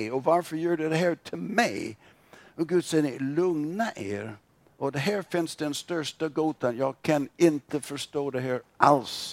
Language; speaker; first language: Swedish; non-native, fluent; English